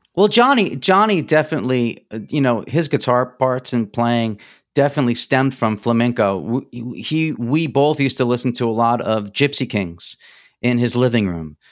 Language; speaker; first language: English; early bilingual, other home language; Greek